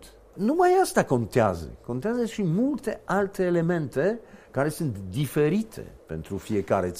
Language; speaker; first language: Romanian; non-native, fluent; Polish